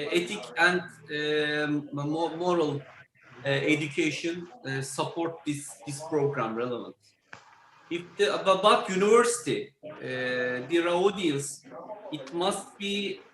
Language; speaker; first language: English; non-native, learner; Turkish